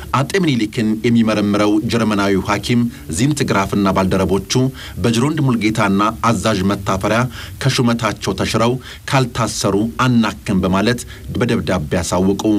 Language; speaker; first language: Amharic; native; Amharic